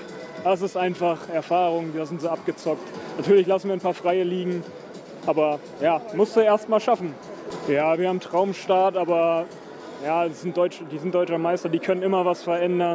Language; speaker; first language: German; native; German